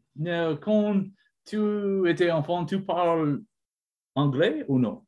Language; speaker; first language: French; non-native, learner; English